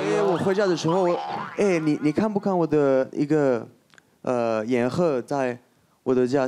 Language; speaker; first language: Chinese; non-native, learner; French